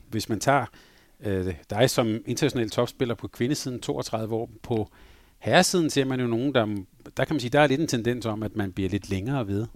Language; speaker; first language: Danish; native; Danish